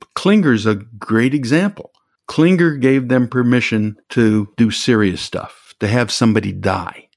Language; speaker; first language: English; native; English